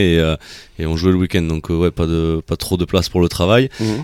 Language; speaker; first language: French; native; French